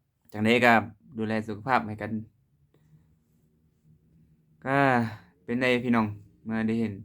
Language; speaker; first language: Thai; non-native, local second language; Lao